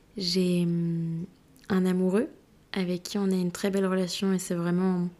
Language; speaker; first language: French; native; French